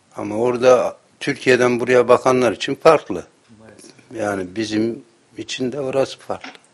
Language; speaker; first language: Turkish; native; Turkish